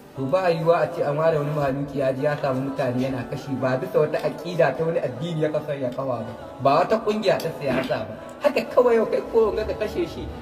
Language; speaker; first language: Hausa; non-native, local second language; Fula